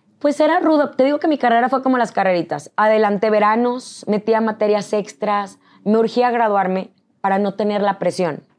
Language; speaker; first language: Spanish; native; Spanish